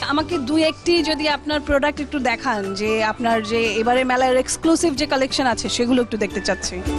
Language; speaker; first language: Bangla; native; Bangla